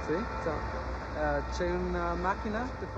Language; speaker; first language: Italian; non-native, learner; English